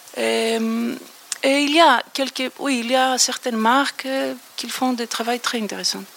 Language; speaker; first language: French; non-native, fluent; Greek